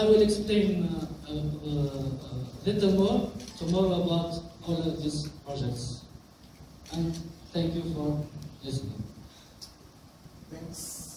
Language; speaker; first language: English; non-native, local second language; Arabic